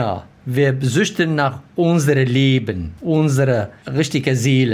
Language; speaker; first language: German; non-native, learner; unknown